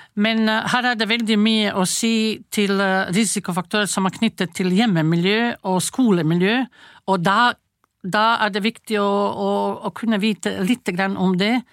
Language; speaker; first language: Norwegian; non-native, fluent; Croatian